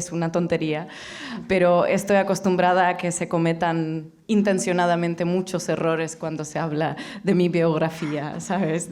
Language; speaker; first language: Spanish; non-native, fluent; Russian